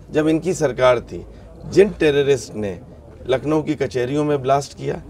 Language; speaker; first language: Hindi; native; Hindi